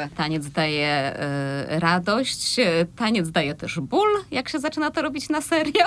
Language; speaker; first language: Polish; native; Polish